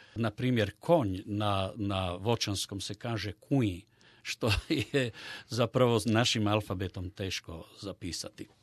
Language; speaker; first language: Croatian; native; Croatian